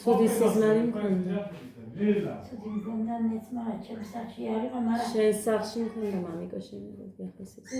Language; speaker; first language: Georgian; native; Georgian